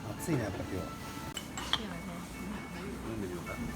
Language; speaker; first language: Japanese; native; Japanese